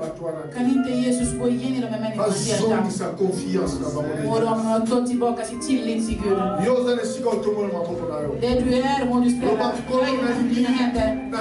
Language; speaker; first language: Swedish; non-native, fluent; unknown